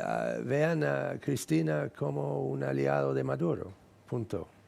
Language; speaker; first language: Spanish; non-native, fluent; English